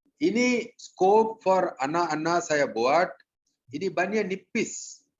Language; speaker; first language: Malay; non-native, local second language; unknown